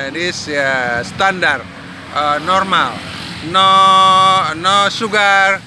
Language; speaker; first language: English; non-native, learner; Indonesian